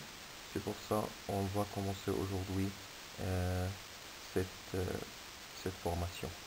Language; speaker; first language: French; non-native, fluent; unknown